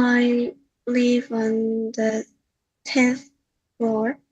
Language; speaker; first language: English; non-native, learner; Korean